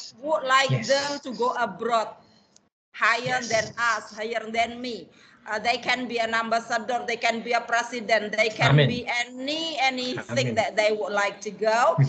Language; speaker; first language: English; non-native, fluent; Indonesian